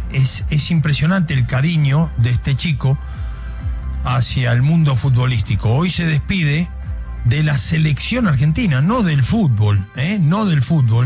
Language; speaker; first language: Spanish; native; Spanish